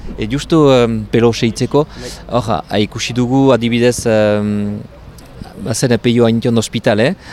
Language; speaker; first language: Basque; native; Basque